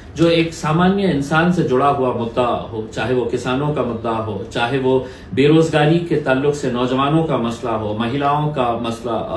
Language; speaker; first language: Urdu; native; Urdu